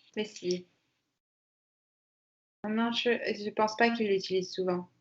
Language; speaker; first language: French; native; French